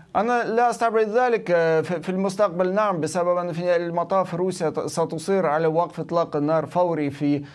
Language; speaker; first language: Arabic; non-native, fluent; Russian